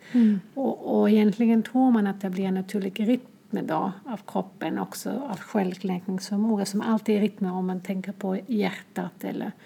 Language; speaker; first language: Swedish; non-native, fluent; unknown